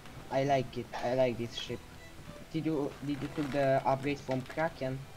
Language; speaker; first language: English; non-native, fluent; Romanian